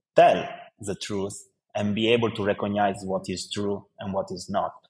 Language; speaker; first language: English; non-native, fluent; Italian